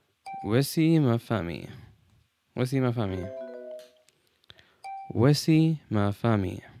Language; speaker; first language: French; non-native, learner; English